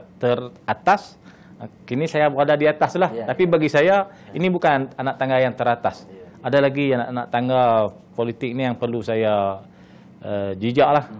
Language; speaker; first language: Malay; native; Malay